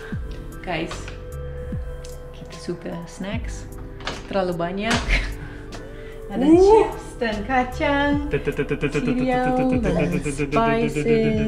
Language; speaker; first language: Indonesian; non-native, learner; English